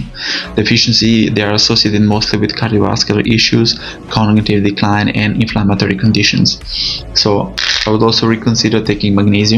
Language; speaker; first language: English; non-native, fluent; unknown